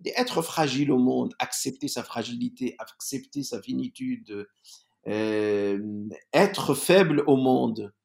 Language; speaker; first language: French; non-native, local second language; Arabic